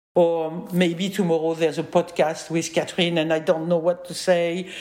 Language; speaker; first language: English; non-native, fluent; French